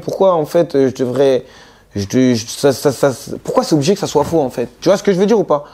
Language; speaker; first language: French; native; French